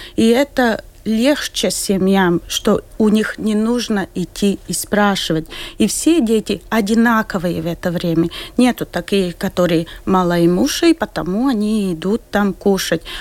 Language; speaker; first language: Russian; non-native, local second language; Latvian